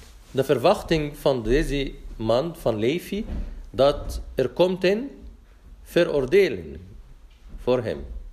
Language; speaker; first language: Dutch; non-native, fluent; Arabic